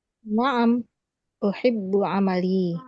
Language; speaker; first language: Arabic; non-native, learner; Indonesian